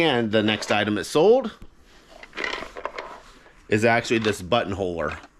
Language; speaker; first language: English; native; English